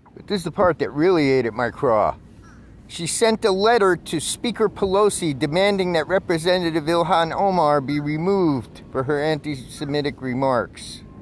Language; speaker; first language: English; native; English